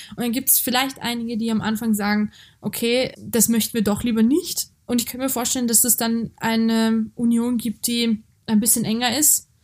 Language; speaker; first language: German; early bilingual, other home language; Georgian